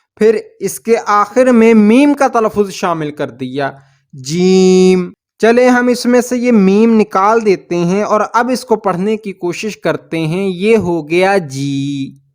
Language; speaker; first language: Urdu; native; Urdu